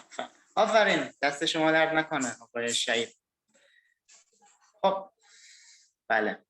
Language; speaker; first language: Persian; non-native, fluent; Indonesian